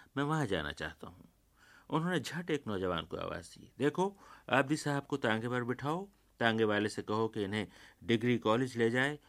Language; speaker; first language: Urdu; native; Urdu